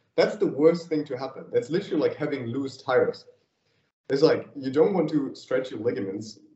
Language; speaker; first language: English; non-native, fluent; German